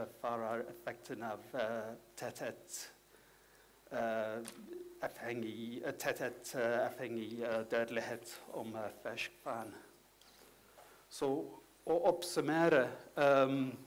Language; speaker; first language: Swedish; non-native, learner; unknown